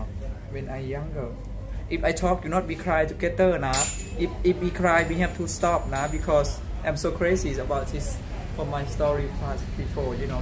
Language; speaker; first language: English; non-native, learner; Thai